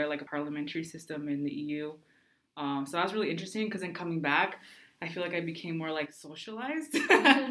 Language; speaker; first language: English; early bilingual, other home language; Spanish